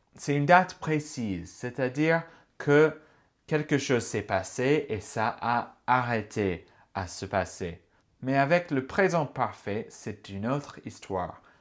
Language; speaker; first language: French; non-native, fluent; English